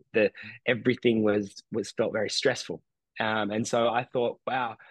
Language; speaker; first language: English; native; English